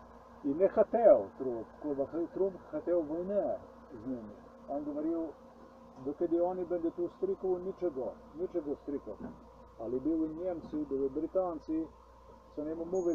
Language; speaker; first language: Ukrainian; non-native, learner; Slovenian